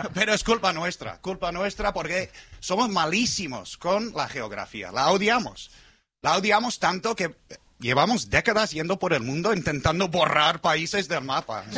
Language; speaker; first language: Spanish; non-native, fluent; English